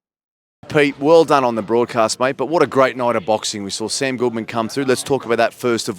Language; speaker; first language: English; native; English